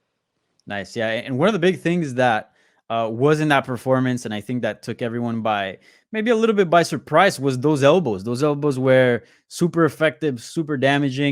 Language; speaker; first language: English; native; English